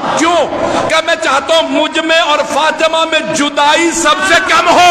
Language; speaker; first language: Urdu; native; Urdu